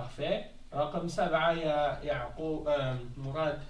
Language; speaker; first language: Arabic; non-native, fluent; French